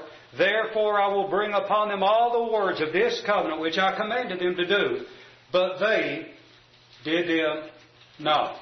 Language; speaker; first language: English; native; English